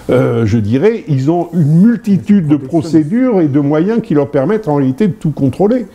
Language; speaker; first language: French; native; French